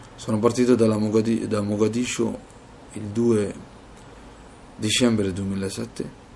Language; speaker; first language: Italian; non-native, fluent; Somali